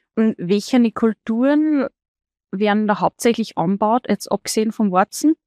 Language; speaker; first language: German; native; German